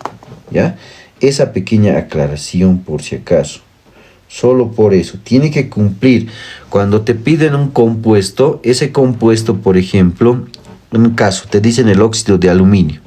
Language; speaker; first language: Spanish; native; Spanish